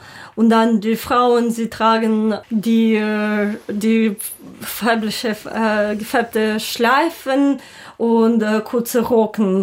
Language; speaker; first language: German; non-native, learner; Ukrainian